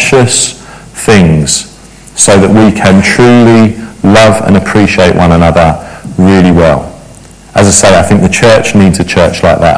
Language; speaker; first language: English; native; English